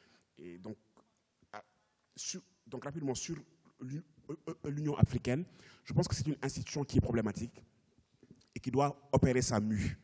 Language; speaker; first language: French; native; French